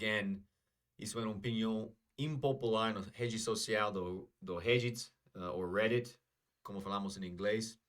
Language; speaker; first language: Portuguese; non-native, fluent; English